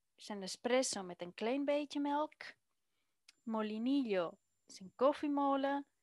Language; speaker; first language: Dutch; non-native, fluent; Spanish